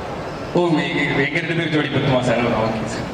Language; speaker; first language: Tamil; native; Tamil